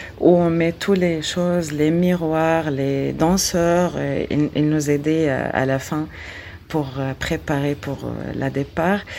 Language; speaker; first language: French; non-native, learner; Arabic